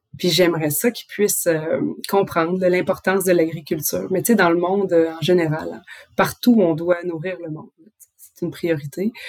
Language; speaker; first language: French; native; French